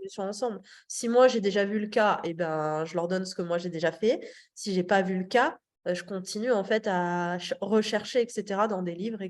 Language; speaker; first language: French; native; French